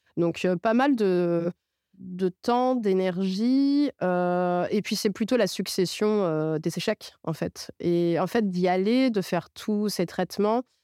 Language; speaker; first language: French; non-native, local second language; Arabic